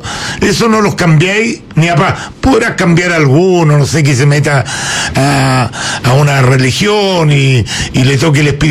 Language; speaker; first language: Spanish; native; Spanish